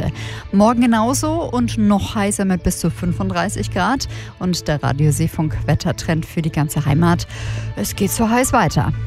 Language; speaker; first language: German; native; German